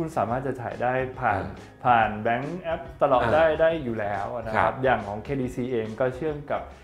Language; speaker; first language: Thai; native; Thai